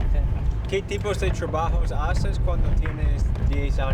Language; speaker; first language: Spanish; non-native, learner; English